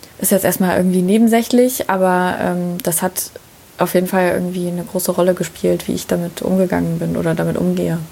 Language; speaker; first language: German; native; German